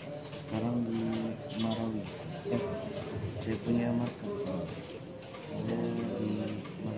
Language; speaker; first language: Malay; non-native, learner; Maranao